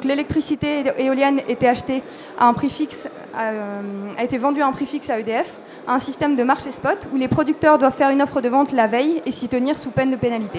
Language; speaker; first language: French; native; French